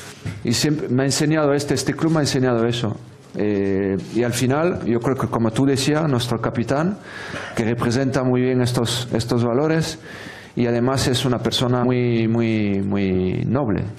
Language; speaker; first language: Spanish; non-native, fluent; French